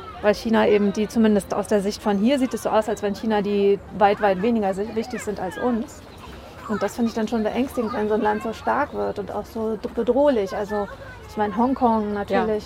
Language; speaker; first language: German; native; German